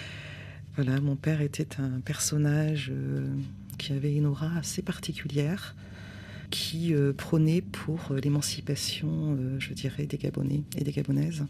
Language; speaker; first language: French; native; French